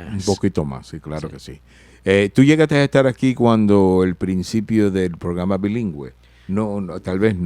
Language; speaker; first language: Spanish; early bilingual, heritage; Spanish